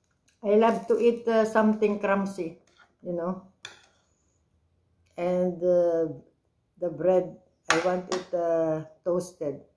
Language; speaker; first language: English; non-native, local second language; Filipino